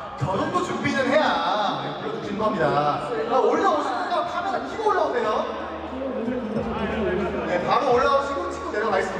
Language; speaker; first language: Korean; native; Korean